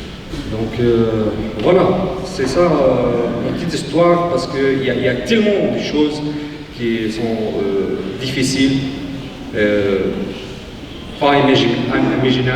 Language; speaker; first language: French; non-native, fluent; Arabic